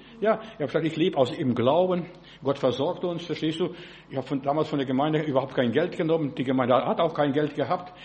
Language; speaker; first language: German; non-native, fluent; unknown